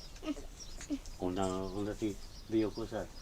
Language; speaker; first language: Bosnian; non-native, local second language; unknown